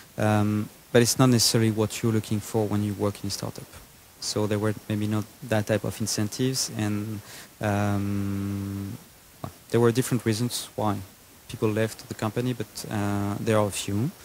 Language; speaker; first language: English; non-native, fluent; French